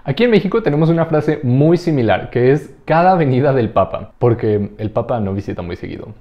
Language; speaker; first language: Spanish; native; Spanish